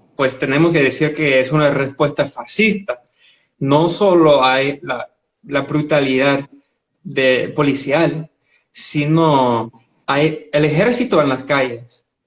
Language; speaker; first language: Spanish; non-native, fluent; English